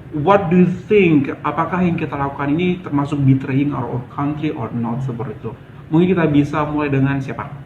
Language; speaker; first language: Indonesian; native; Indonesian